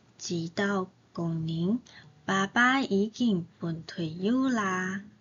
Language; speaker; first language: Cantonese; non-native, learner; Chinese